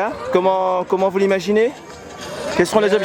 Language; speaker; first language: French; native; French